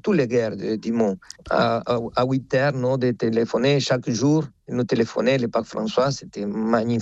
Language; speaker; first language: French; non-native, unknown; Spanish